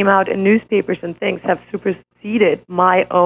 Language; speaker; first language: English; non-native, fluent; German